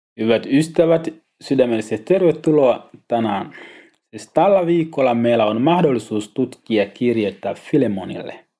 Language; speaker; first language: Finnish; non-native, learner; Swahili